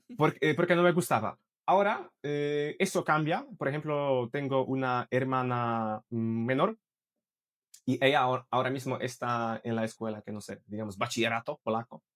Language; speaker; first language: Spanish; non-native, fluent; Polish